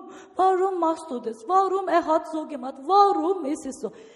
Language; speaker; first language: German; non-native, learner; Turkish